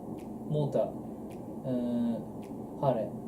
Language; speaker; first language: English; non-native, learner; Japanese